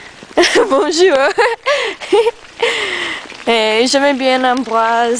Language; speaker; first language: French; non-native, learner; English